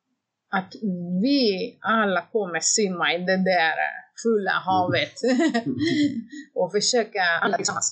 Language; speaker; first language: Swedish; non-native, fluent; Greek